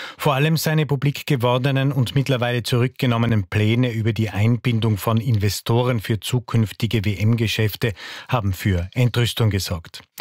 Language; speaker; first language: German; native; German